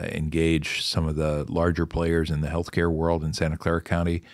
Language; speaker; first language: English; native; English